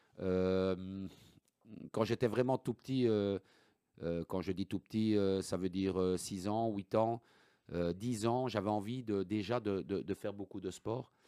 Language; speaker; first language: French; early bilingual, other home language; Italian